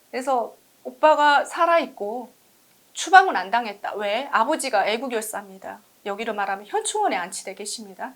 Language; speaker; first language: Korean; native; Korean